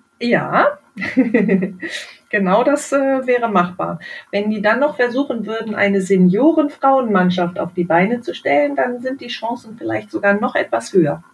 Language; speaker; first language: German; native; German